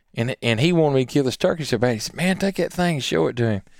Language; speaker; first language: English; native; English